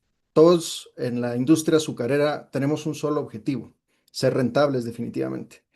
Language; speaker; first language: Spanish; native; Spanish